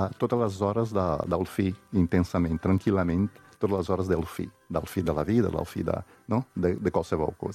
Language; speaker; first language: Catalan; non-native, fluent; Portuguese